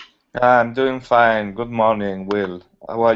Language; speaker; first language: English; non-native, learner; Italian